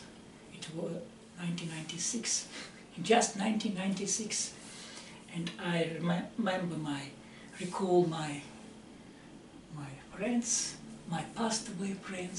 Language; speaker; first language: English; non-native, learner; Russian